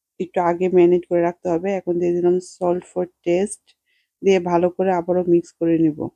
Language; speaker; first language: Bangla; native; Bangla